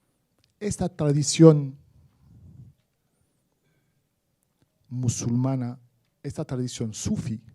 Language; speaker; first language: Spanish; non-native, fluent; Arabic